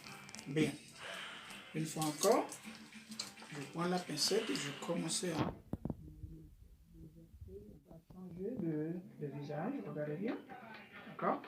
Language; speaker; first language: French; non-native, local second language; Haitian Creole